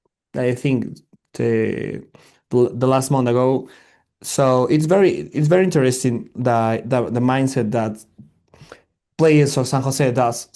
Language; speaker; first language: English; non-native, learner; Spanish